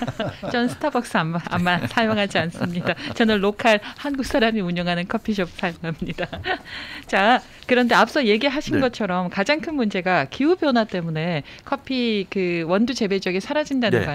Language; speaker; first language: Korean; native; Korean